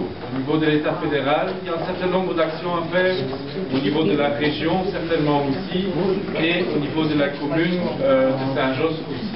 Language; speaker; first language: French; native; French